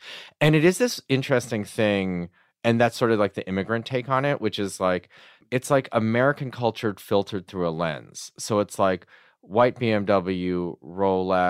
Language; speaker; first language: English; native; English